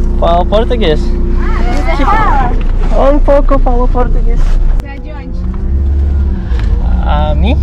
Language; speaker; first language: Portuguese; non-native, learner; Ukrainian